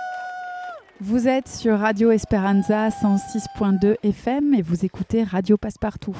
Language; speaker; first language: French; native; French